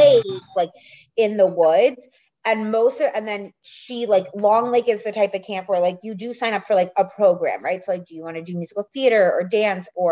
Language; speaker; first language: English; native; English